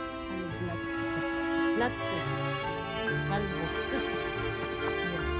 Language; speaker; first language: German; non-native, learner; Filipino